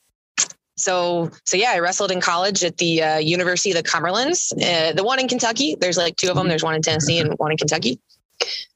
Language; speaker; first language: English; native; English